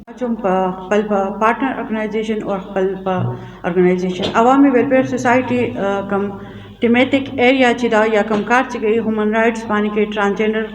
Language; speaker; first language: Pashto; native; Pashto